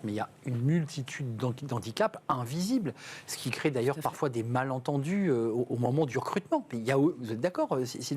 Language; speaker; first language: French; native; French